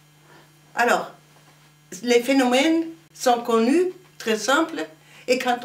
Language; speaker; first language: French; non-native, fluent; German